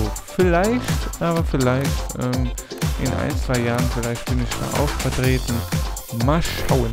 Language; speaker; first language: German; native; German